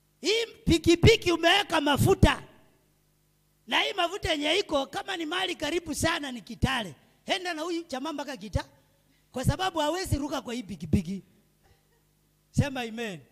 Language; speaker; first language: Swahili; non-native, local second language; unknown